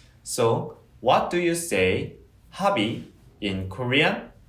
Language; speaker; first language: English; non-native, fluent; Korean